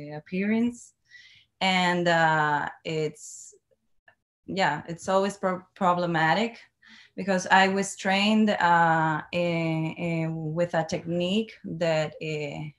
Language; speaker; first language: English; non-native, learner; Spanish